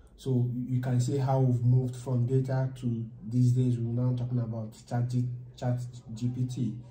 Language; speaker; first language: English; non-native, local second language; Igbo